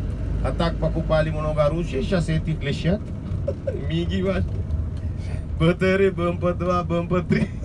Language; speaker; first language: Russian; non-native, learner; Sinhala